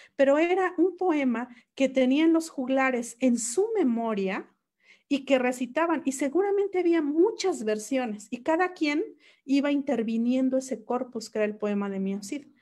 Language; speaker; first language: Spanish; non-native, local second language; Mixtepec Mixtec